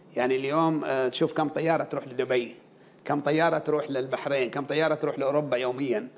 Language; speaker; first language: Arabic; native; Arabic